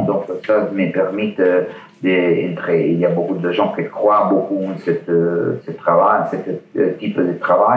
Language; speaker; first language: French; non-native, learner; Italian